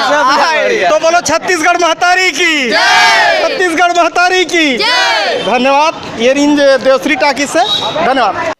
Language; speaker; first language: Hindi; non-native, local second language; Chhattisgarhi